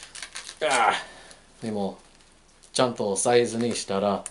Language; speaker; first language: Japanese; non-native, learner; English